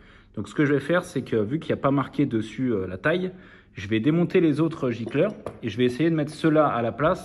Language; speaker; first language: French; native; French